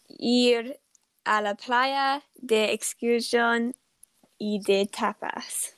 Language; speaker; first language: Spanish; non-native, learner; English